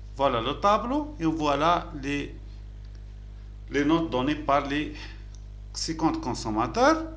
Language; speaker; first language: French; non-native, local second language; Arabic